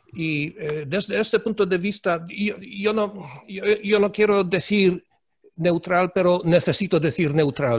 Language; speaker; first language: Spanish; non-native, fluent; Polish